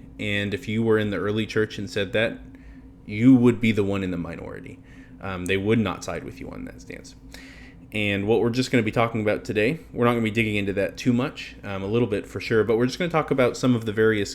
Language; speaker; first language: English; native; English